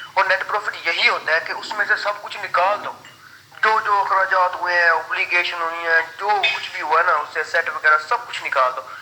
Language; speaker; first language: Urdu; native; Urdu